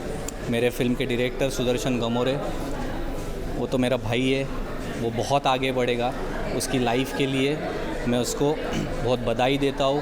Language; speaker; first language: Hindi; native; Hindi